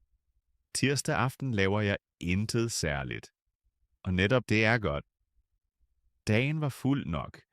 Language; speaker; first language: Danish; non-native, fluent; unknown